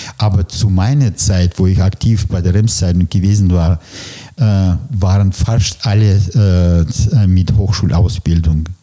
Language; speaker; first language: German; non-native, fluent; Russian